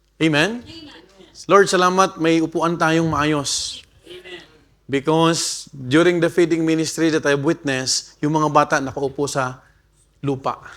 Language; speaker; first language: Filipino; non-native, local second language; Bikol